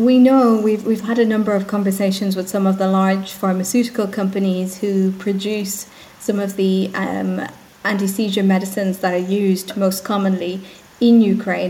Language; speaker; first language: English; native; English